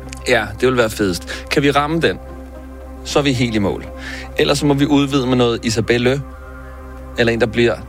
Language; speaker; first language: Danish; native; Danish